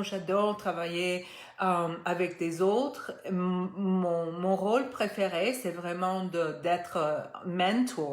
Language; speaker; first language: French; non-native, fluent; Spanish